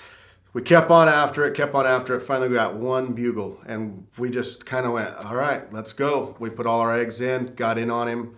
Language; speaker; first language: English; native; English